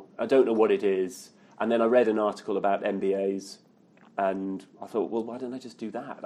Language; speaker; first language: English; native; English